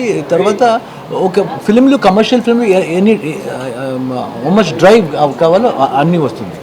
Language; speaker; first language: Telugu; non-native, learner; Kannada